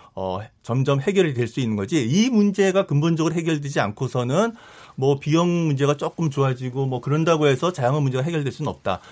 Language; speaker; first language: Korean; native; Korean